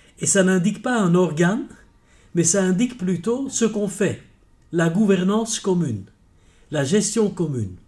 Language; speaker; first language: French; non-native, local second language; Dutch